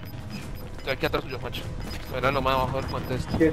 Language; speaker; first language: Spanish; native; Spanish